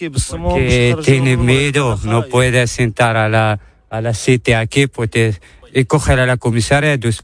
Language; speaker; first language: Spanish; non-native, learner; Arabic